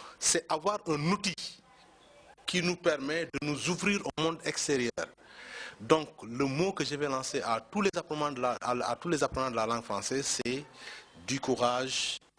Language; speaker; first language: French; non-native, local second language; Wolof